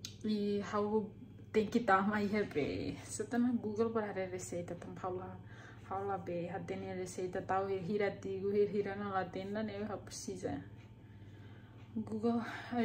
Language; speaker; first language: Portuguese; non-native, local second language; Tetum